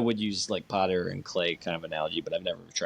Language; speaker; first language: English; native; English